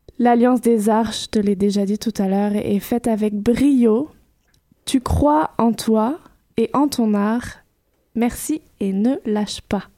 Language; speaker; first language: French; native; French